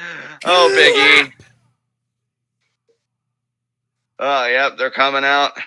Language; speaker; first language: English; native; English